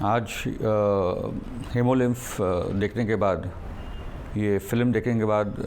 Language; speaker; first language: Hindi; native; Hindi